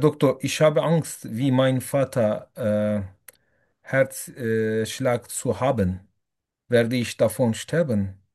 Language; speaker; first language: German; non-native, learner; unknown